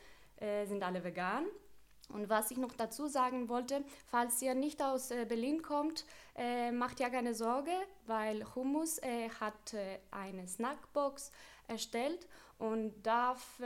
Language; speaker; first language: German; non-native, fluent; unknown